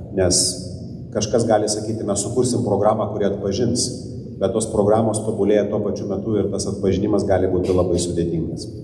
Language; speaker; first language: Lithuanian; non-native, local second language; Polish